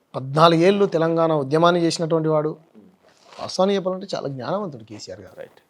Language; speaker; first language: Telugu; native; Telugu